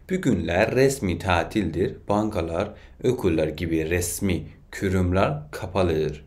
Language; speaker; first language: Turkish; non-native, fluent; Persian